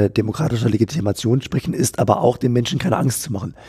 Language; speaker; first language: German; native; German